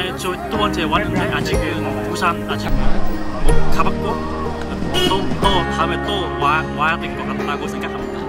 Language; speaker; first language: Korean; non-native, learner; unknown